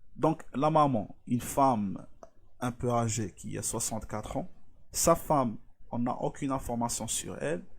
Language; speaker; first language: French; non-native, local second language; Arabic